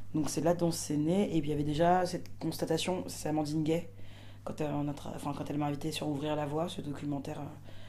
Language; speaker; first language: French; native; French